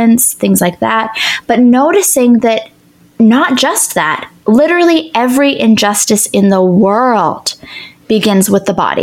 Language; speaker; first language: English; native; English